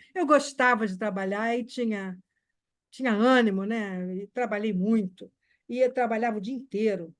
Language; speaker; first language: Portuguese; native; Portuguese